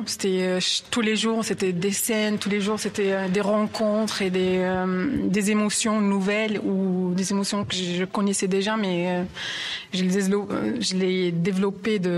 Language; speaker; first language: French; non-native, local second language; Arabic